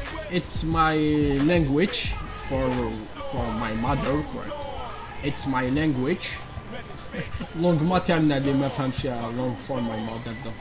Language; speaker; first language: English; non-native, learner; Arabic